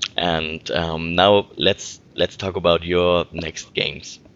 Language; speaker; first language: English; non-native, fluent; German